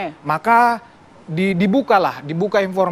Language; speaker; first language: Indonesian; native; Indonesian